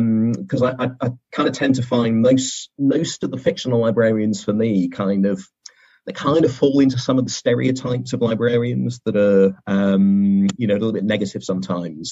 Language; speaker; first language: English; native; English